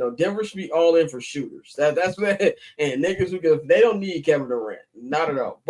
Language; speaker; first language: English; native; English